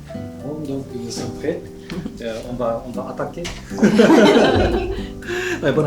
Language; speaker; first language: French; non-native, fluent; Japanese